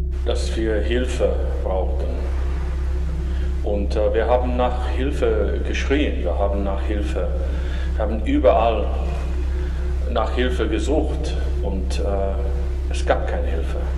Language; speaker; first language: German; non-native, fluent; English